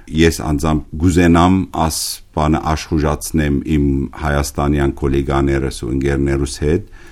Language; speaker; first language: Armenian; early bilingual, heritage; Armenian